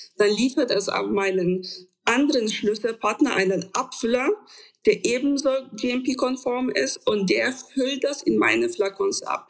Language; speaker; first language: German; non-native, fluent; Polish